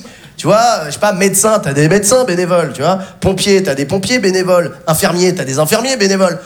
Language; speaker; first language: French; native; French